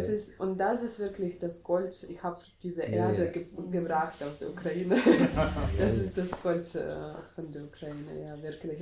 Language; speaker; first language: German; non-native, fluent; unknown